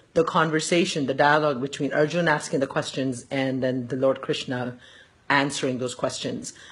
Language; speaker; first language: English; early bilingual, other home language; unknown